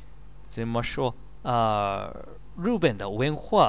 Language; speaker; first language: Chinese; non-native, learner; Japanese